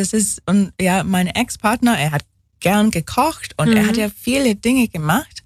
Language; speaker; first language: German; non-native, fluent; English